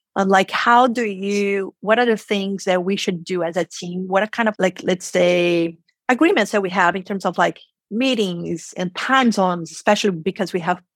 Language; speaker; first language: English; non-native, fluent; Portuguese